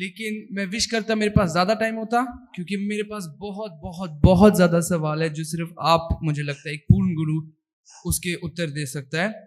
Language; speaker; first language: Hindi; early bilingual, heritage; Hindi